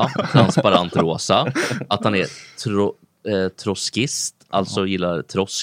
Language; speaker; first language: Swedish; native; Swedish